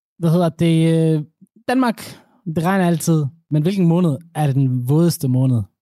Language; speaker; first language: Danish; early bilingual, other home language; Somali